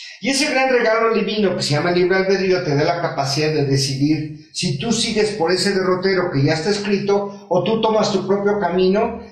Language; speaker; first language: Spanish; native; Spanish